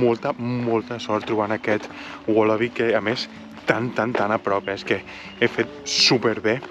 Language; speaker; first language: Catalan; native; Catalan